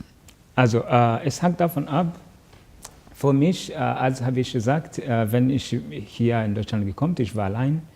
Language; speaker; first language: German; non-native, learner; Kinyarwanda